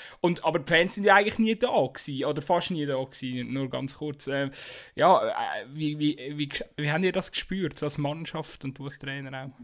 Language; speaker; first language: German; native; German